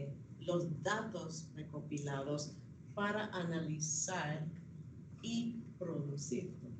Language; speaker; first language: Spanish; non-native, fluent; English